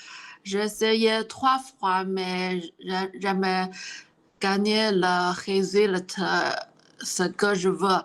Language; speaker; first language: French; non-native, learner; Chinese